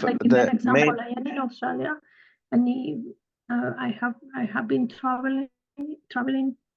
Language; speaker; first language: English; non-native, fluent; Spanish